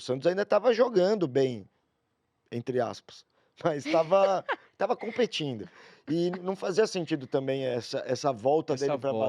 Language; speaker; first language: Portuguese; native; Portuguese